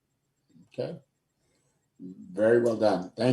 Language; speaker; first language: English; native; English